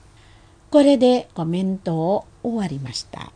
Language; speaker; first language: Japanese; non-native, fluent; Indonesian